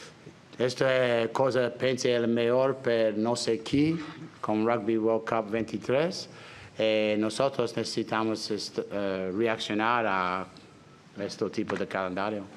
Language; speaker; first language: Spanish; non-native, learner; English